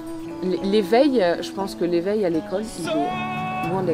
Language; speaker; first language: French; native; French